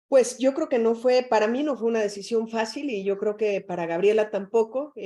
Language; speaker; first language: Spanish; native; Spanish